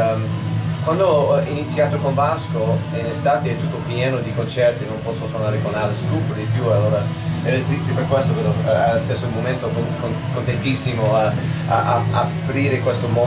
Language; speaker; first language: Italian; non-native, learner; English